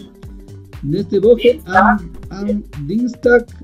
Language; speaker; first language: German; non-native, learner; Spanish